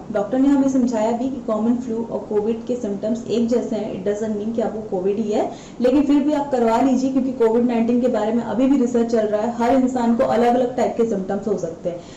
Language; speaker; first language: Hindi; non-native, local second language; Malayalam